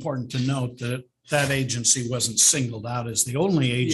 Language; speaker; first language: English; native; English